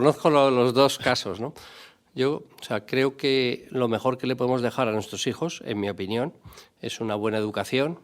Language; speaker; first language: Spanish; native; Spanish